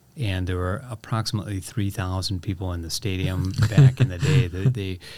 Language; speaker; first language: English; native; English